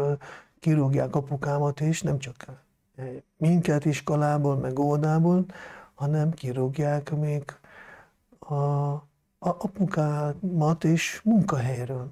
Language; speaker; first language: Hungarian; non-native, local second language; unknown